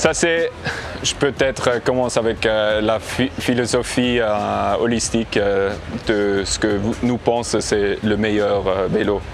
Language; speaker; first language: French; non-native, learner; English